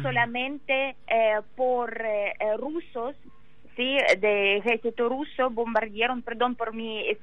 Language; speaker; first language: Spanish; non-native, learner; Ukrainian